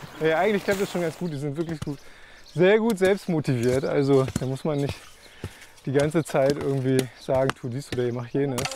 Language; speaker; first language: German; native; German